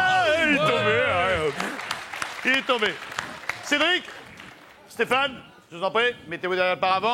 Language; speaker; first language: French; native; French